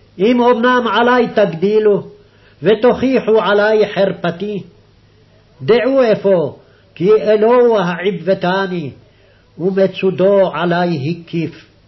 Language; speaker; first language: Hebrew; native; Hebrew